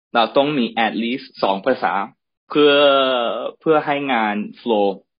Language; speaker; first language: Thai; early bilingual, heritage; Thai